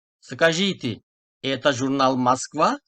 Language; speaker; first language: Russian; non-native, fluent; Turkish